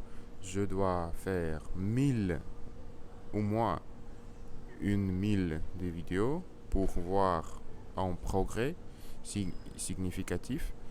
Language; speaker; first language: French; non-native, learner; Russian